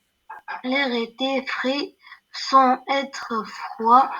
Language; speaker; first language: French; non-native, learner; Arabic